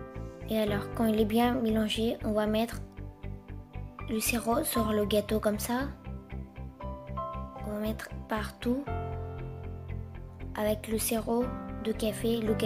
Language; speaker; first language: French; non-native, fluent; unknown